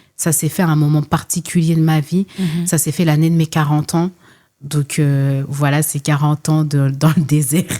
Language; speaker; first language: French; early bilingual, other home language; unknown